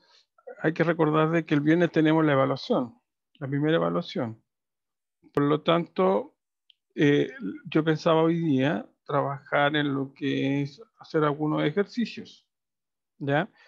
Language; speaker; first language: Spanish; native; Spanish